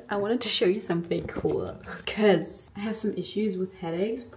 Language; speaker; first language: English; non-native, fluent; German